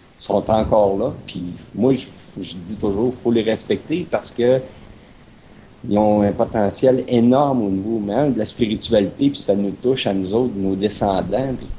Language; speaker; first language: French; native; French